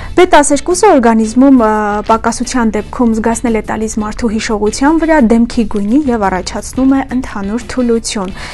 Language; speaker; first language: Armenian; native; Armenian